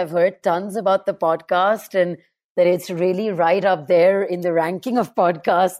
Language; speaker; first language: English; non-native, local second language; Urdu